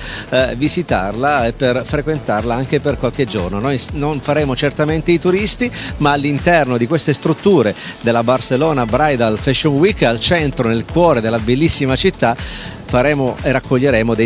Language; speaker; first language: Italian; native; Italian